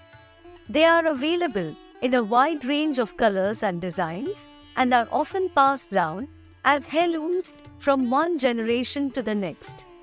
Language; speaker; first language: English; non-native, local second language; Marathi